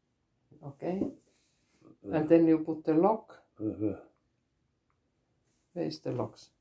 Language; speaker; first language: English; non-native, learner; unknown